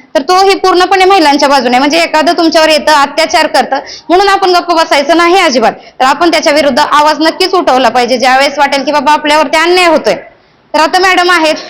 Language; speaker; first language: Marathi; native; Marathi